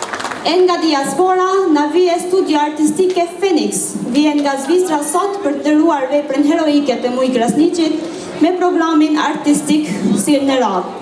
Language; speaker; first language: Albanian; native; Albanian